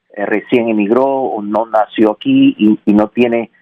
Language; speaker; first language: Spanish; native; Spanish